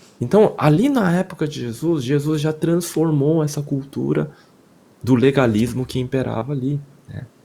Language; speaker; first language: Portuguese; non-native, fluent; Korean